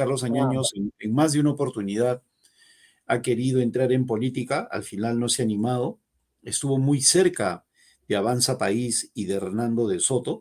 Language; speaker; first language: Spanish; native; Spanish